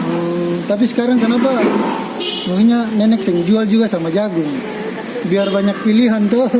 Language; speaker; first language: Malay; native; Malay